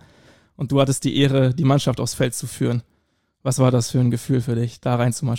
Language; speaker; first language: German; native; German